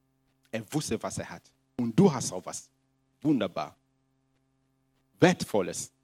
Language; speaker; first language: German; non-native, fluent; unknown